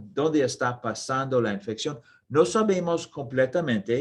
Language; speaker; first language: Spanish; non-native, learner; English